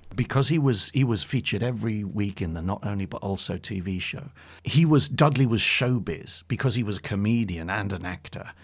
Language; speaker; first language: English; native; English